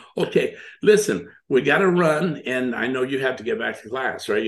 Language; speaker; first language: English; native; English